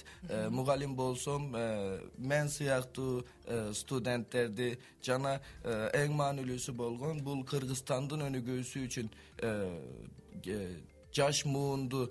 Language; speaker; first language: Kyrgyz; non-native, learner; Turkish